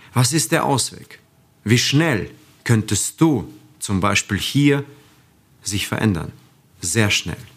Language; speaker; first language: German; non-native, fluent; Russian